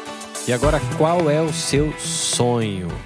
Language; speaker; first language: Portuguese; native; Portuguese